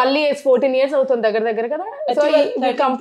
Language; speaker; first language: Telugu; native; Telugu